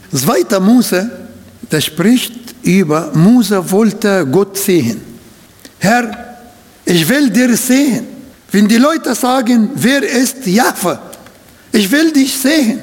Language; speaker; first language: German; non-native, fluent; Arabic